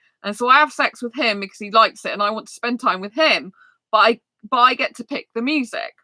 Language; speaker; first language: English; native; English